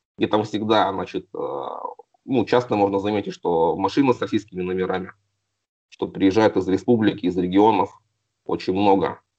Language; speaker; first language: Russian; native; Russian